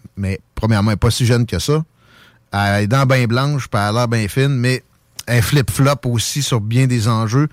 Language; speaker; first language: French; native; French